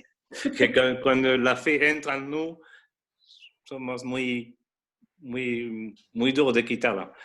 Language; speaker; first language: Spanish; non-native, fluent; French